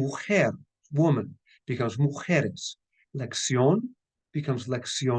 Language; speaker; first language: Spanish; non-native, fluent; English